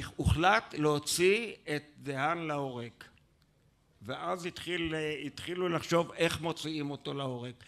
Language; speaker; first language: Hebrew; native; Hebrew